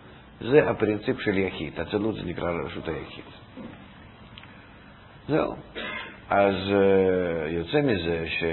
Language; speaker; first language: Hebrew; non-native, fluent; Russian